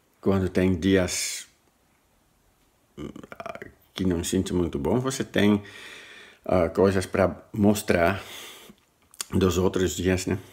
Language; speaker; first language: Portuguese; non-native, learner; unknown